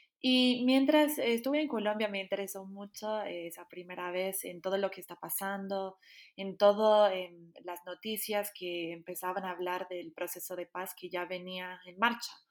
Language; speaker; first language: Spanish; non-native, fluent; English